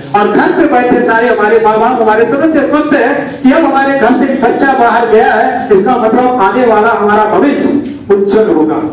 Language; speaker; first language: Hindi; native; Hindi